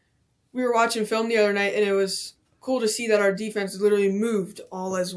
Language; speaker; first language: English; native; English